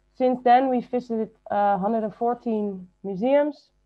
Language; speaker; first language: English; non-native, fluent; Dutch